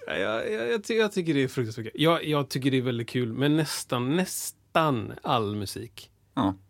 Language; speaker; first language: Swedish; early bilingual, other home language; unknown